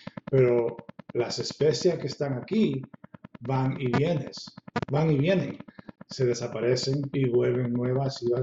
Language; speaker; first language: Spanish; non-native, fluent; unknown